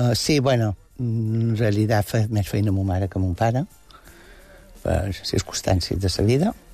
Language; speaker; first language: Catalan; non-native, local second language; Spanish